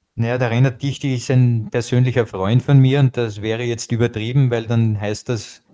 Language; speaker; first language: German; native; German